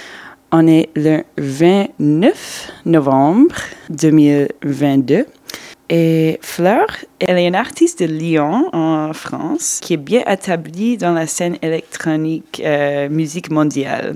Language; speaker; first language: French; non-native, fluent; English